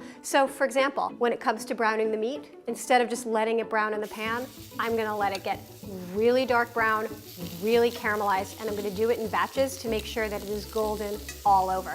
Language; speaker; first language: English; native; English